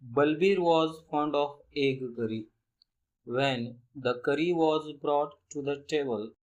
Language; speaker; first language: English; non-native, local second language; Marathi